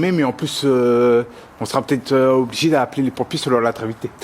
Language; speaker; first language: French; native; French